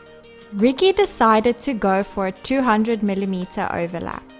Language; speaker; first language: English; native; English